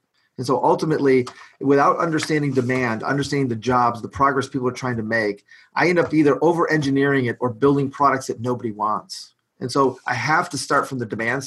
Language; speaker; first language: English; native; English